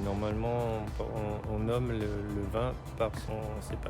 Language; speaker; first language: French; native; French